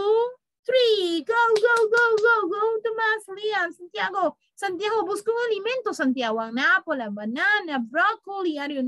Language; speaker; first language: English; non-native, fluent; Spanish